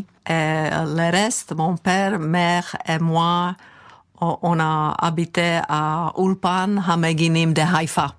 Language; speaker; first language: French; non-native, fluent; Czech